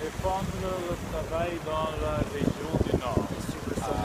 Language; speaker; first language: French; non-native, learner; Dutch